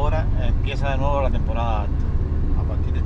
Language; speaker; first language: Spanish; native; Spanish